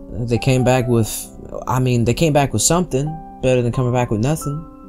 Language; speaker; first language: English; native; English